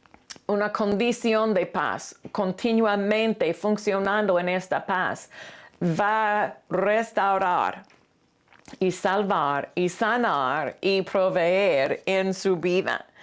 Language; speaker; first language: Spanish; non-native, fluent; English